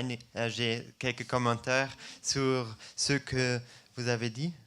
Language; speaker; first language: French; non-native, fluent; German